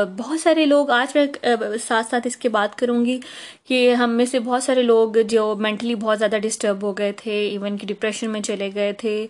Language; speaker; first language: Urdu; native; Urdu